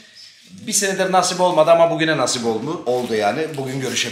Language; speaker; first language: Turkish; native; Turkish